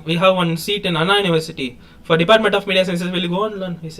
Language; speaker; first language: English; non-native, local second language; Tamil